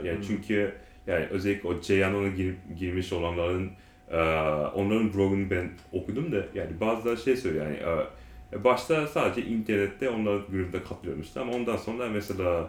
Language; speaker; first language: Turkish; non-native, learner; Japanese